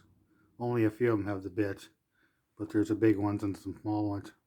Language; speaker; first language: English; native; English